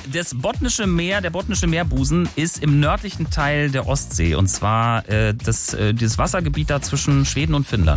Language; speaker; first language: German; native; German